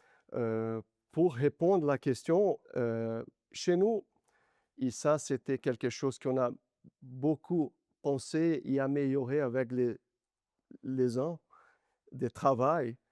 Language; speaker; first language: French; non-native, fluent; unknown